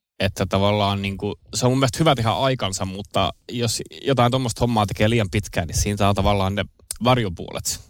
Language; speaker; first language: Finnish; early bilingual, other home language; Estonian